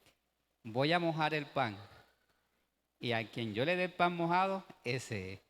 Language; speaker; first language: Spanish; native; Spanish